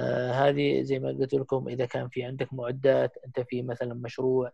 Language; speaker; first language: Arabic; native; Arabic